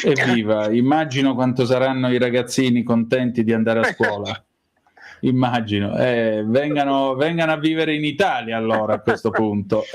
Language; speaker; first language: Italian; native; Italian